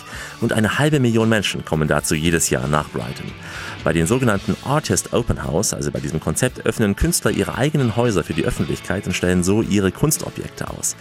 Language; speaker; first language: German; native; German